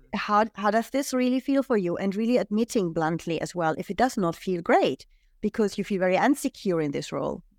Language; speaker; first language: English; non-native, fluent; German